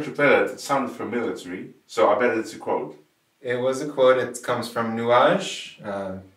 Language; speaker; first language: English; native; English